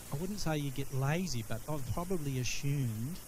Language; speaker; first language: English; native; English